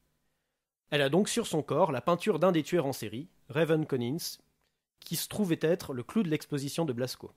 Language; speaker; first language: French; native; French